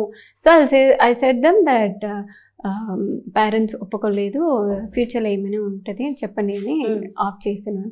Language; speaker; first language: Telugu; non-native, learner; Tamil